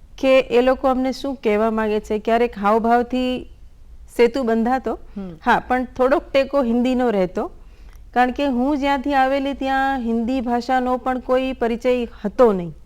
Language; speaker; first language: Gujarati; non-native, local second language; Bangla